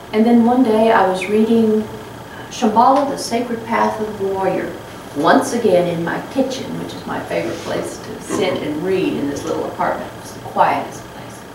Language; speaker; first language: English; native; English